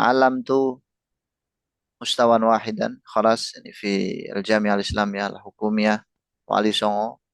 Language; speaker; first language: Arabic; non-native, fluent; Indonesian